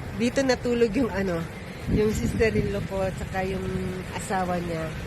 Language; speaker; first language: Filipino; native; Filipino